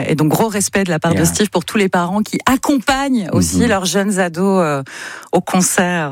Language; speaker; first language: French; native; French